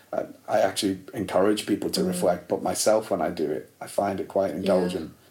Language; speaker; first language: English; native; English